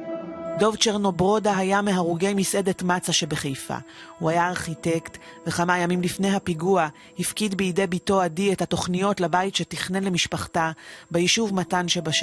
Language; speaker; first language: Hebrew; native; Hebrew